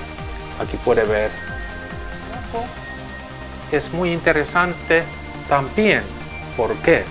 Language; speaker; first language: Spanish; non-native, learner; Finnish